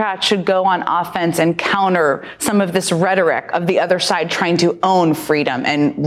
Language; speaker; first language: English; native; English